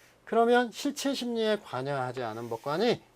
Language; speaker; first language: Korean; native; Korean